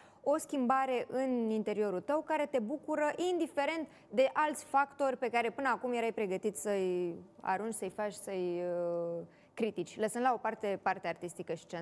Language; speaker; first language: Romanian; native; Romanian